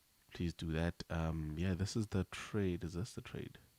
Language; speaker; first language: English; native; English